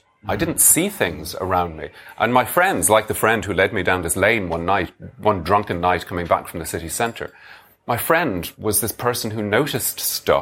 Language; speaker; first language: English; native; English